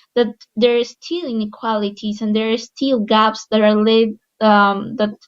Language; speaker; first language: English; non-native, fluent; Spanish